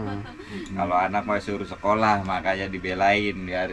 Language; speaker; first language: Indonesian; native; Indonesian